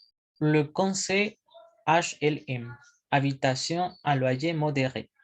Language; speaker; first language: French; non-native, learner; Spanish